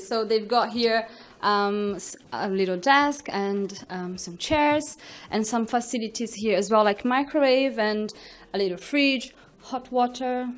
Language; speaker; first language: English; non-native, fluent; Portuguese